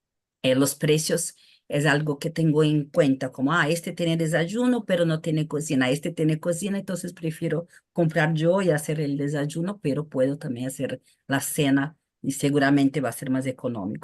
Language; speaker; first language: Spanish; non-native, fluent; Portuguese